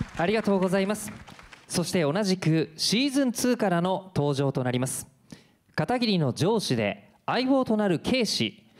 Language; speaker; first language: Japanese; native; Japanese